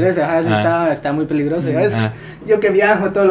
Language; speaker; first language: Spanish; native; Spanish